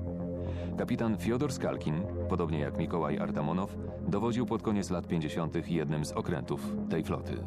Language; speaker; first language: Polish; native; Polish